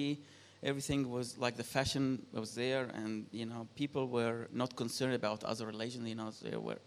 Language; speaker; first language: English; non-native, fluent; Arabic